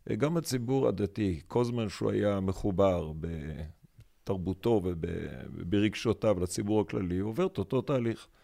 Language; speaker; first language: Hebrew; native; Hebrew